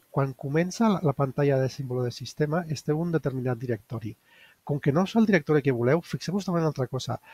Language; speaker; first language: Catalan; non-native, local second language; Spanish